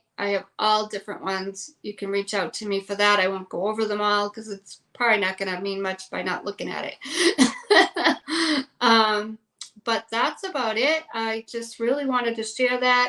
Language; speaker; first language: English; native; English